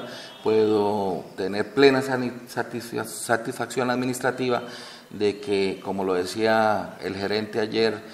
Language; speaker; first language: Spanish; native; Spanish